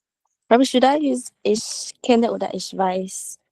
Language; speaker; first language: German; non-native, learner; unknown